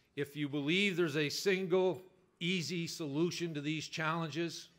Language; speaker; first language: English; native; English